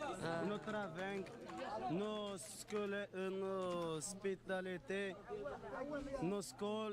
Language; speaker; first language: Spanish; non-native, learner; Arabic